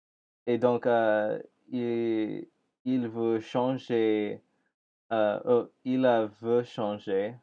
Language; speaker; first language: French; non-native, learner; English